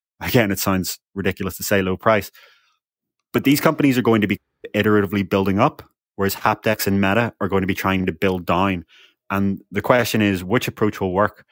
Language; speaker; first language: English; native; English